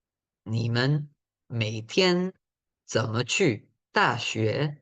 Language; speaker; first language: Chinese; non-native, fluent; Spanish